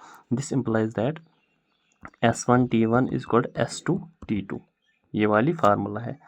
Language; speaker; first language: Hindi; non-native, local second language; Kashmiri